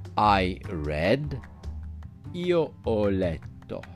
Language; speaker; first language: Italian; non-native, fluent; English